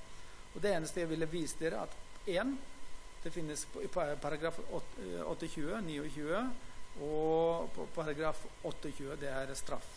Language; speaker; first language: Norwegian; non-native, fluent; Greek